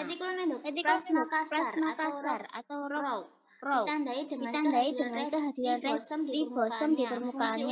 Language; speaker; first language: Indonesian; native; Indonesian